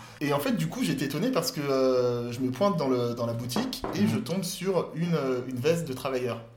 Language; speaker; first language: French; native; French